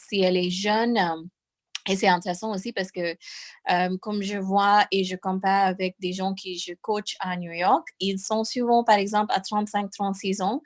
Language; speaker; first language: French; non-native, fluent; English